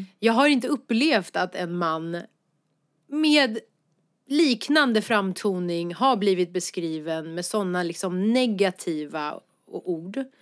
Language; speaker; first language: Swedish; early bilingual, other home language; Persian